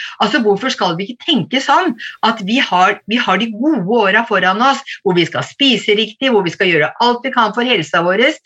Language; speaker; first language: Norwegian; native; Norwegian